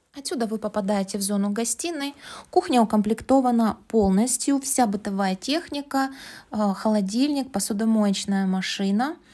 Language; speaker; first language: Russian; native; Russian